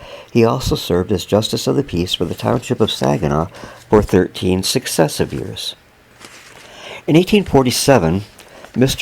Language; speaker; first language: English; native; English